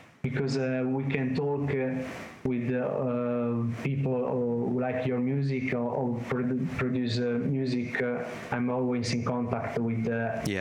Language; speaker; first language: English; non-native, learner; Italian